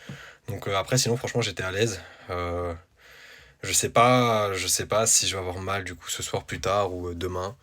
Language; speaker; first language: French; native; French